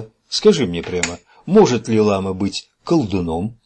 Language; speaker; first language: Russian; native; Russian